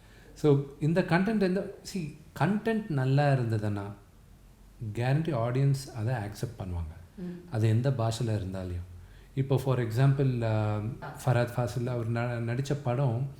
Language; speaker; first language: Tamil; non-native, local second language; Telugu